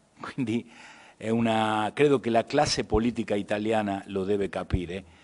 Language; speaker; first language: Italian; early bilingual, heritage; Spanish